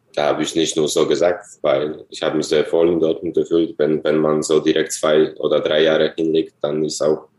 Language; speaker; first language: German; non-native, fluent; Polish